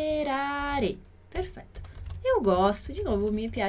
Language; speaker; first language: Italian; non-native, fluent; Portuguese